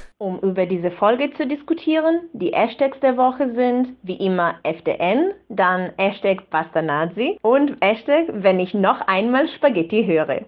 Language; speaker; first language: German; non-native, fluent; Italian